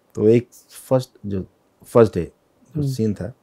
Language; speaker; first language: Hindi; native; Hindi